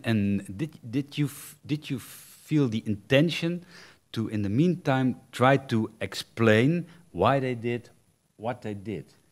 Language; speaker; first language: English; non-native, fluent; Dutch